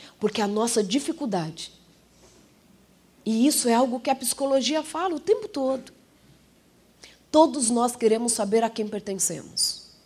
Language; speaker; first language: Portuguese; native; Portuguese